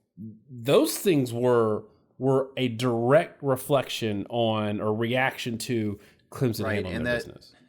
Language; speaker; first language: English; native; English